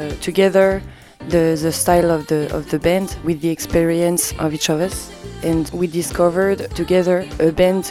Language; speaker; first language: English; non-native, learner; French